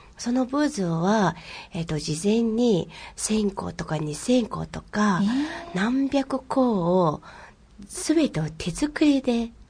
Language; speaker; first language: Japanese; non-native, fluent; Mongolian